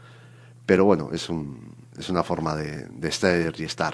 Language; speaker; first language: Spanish; native; Spanish